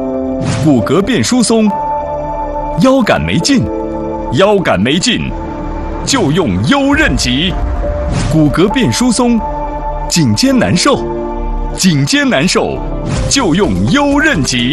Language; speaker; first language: Chinese; native; Chinese